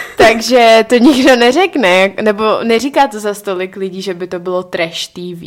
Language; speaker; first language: Czech; native; Czech